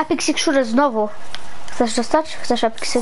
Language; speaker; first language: Polish; early bilingual, heritage; Polish